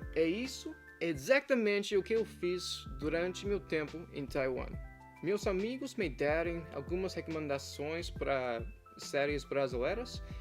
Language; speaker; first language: Portuguese; non-native, fluent; English